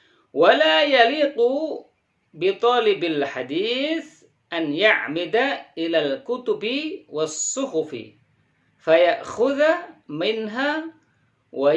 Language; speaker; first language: Arabic; non-native, fluent; Indonesian